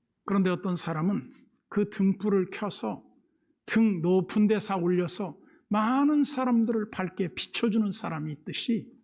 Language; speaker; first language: Korean; native; Korean